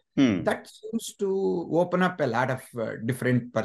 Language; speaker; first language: English; non-native, local second language; Telugu